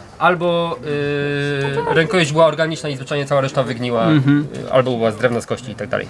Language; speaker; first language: Polish; native; Polish